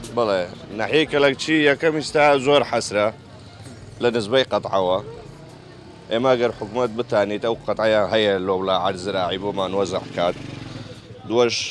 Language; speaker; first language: Central Kurdish; non-native, local second language; Kurdish